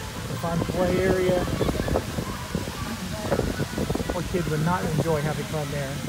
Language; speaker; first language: English; native; English